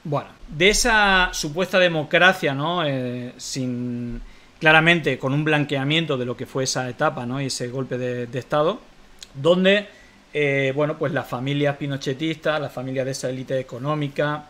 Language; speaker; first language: Spanish; native; Spanish